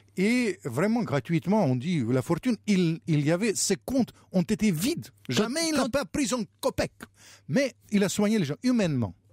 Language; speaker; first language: French; non-native, fluent; Russian